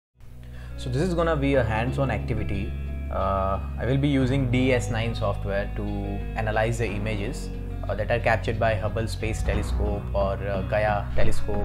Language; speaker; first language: English; non-native, local second language; Hindi